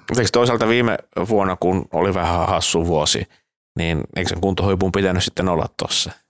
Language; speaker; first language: Finnish; native; Finnish